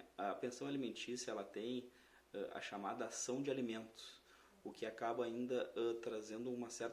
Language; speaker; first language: Portuguese; native; Portuguese